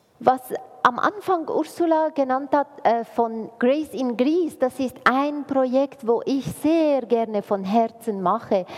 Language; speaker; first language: German; non-native, fluent; Arabic